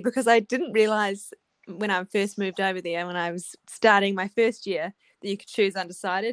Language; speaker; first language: English; native; English